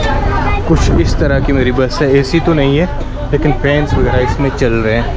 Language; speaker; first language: Hindi; native; Hindi